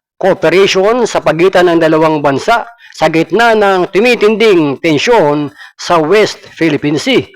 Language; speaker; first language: Filipino; non-native, local second language; Cebuano